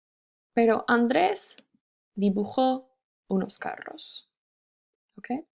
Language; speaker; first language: Spanish; non-native, fluent; English